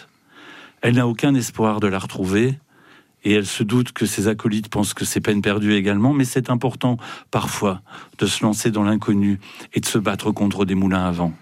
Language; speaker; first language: French; native; French